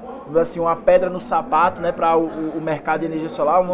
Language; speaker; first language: Portuguese; native; Portuguese